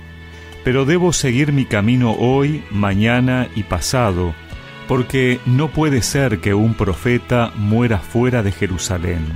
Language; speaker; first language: Spanish; native; Spanish